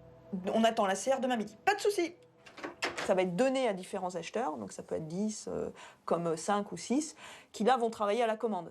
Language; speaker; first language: French; native; French